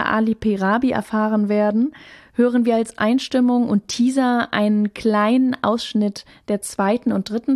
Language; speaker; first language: German; native; German